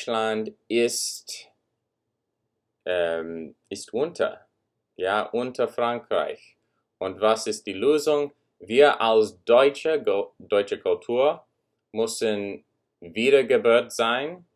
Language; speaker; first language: German; non-native, learner; English